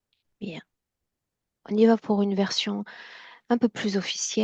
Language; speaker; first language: French; native; French